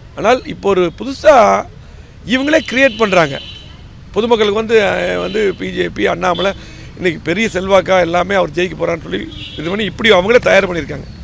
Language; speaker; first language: Tamil; native; Tamil